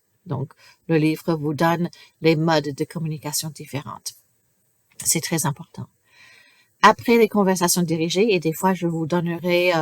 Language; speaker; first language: French; non-native, fluent; English